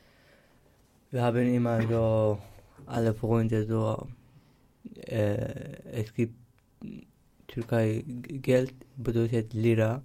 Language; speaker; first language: German; non-native, learner; Turkish